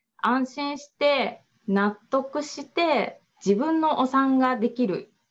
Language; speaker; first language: Japanese; native; Japanese